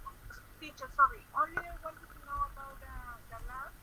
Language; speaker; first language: English; non-native, learner; Spanish